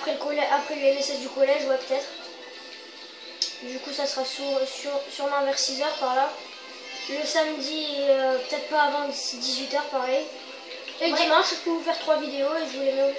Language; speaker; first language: French; native; French